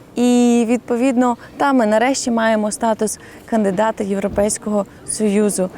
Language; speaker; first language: Ukrainian; native; Ukrainian